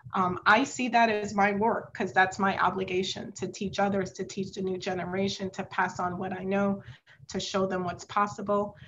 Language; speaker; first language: English; native; English